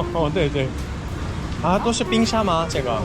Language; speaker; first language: Chinese; non-native, fluent; Korean